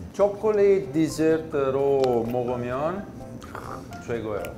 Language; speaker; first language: Korean; non-native, learner; Italian